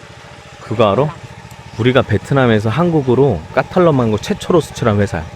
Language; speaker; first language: Korean; native; Korean